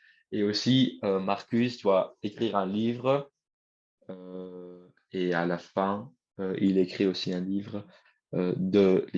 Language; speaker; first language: French; non-native, learner; Dutch